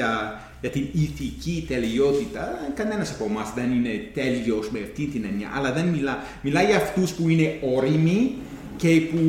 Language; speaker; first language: Greek; non-native, fluent; English